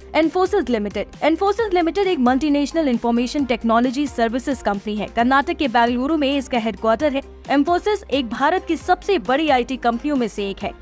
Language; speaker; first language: Hindi; native; Hindi